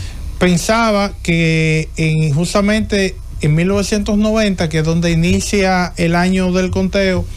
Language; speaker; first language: Spanish; native; Spanish